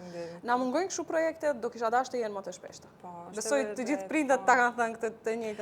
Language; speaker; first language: Albanian; native; Albanian